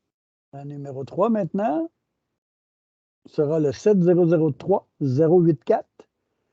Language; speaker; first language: French; native; French